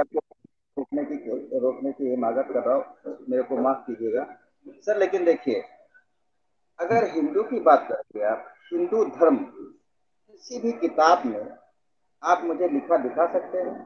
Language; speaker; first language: Hindi; native; Hindi